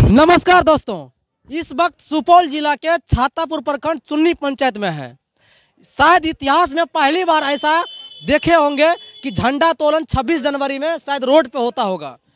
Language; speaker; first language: Hindi; native; Hindi